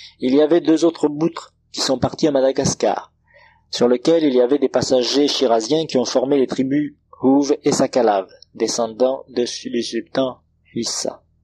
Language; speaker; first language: French; non-native, local second language; Comorian